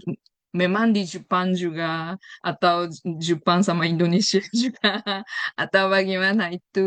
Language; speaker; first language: Indonesian; non-native, fluent; Japanese